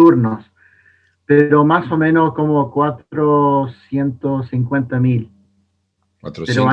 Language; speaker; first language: Spanish; non-native, fluent; English